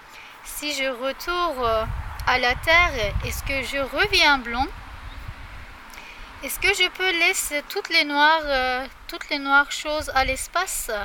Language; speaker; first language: French; non-native, learner; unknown